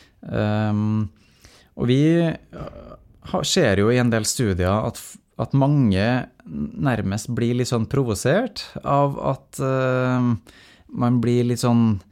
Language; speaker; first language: Norwegian; native; Norwegian